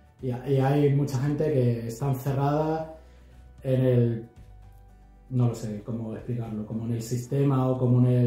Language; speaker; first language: Spanish; native; Spanish